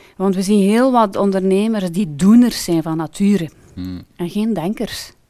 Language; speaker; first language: Dutch; native; Dutch